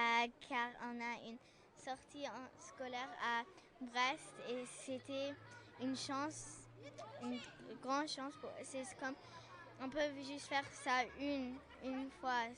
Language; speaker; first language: French; non-native, fluent; Arabic